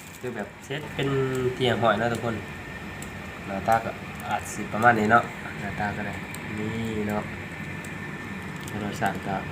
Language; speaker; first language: Thai; non-native, local second language; Northeastern Thai